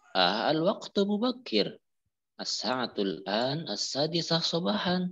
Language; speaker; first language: Arabic; non-native, fluent; Indonesian